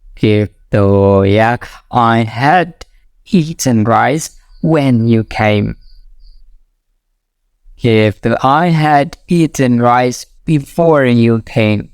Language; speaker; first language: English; non-native, fluent; Indonesian